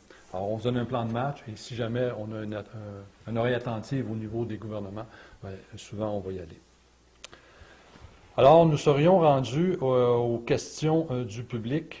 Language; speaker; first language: French; native; French